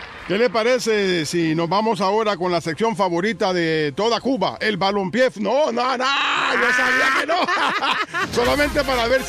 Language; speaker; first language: Spanish; native; Spanish